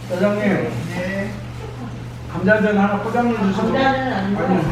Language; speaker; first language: Korean; native; Korean